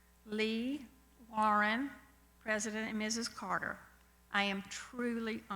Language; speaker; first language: English; native; English